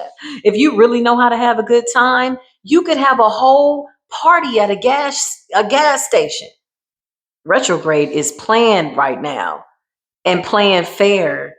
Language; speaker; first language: English; native; English